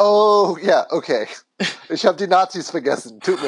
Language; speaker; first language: German; non-native, fluent; English